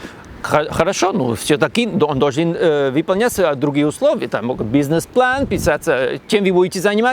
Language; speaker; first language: Russian; non-native, learner; Spanish